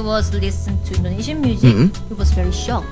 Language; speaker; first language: English; non-native, learner; Korean